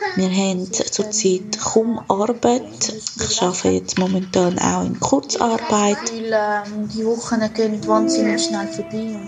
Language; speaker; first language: German; non-native, fluent; Spanish